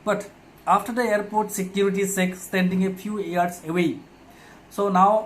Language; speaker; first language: English; non-native, local second language; Assamese